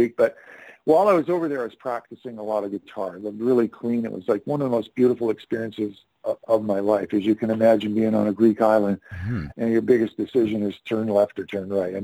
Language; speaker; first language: English; native; English